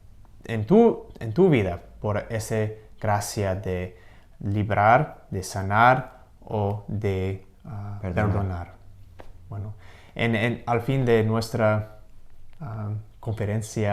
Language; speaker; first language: Spanish; non-native, learner; English